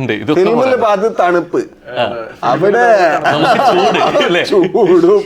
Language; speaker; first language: Malayalam; non-native, local second language; Kannada